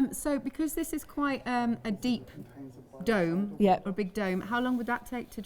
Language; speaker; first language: English; native; English